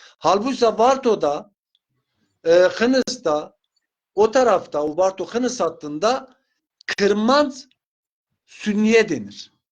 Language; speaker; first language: Turkish; non-native, local second language; Zaza